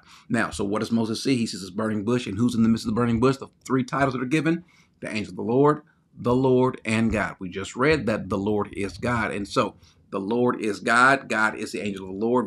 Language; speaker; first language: English; native; English